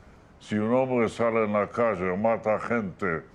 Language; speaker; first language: Spanish; non-native, fluent; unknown